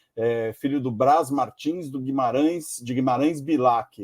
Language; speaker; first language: Portuguese; native; Portuguese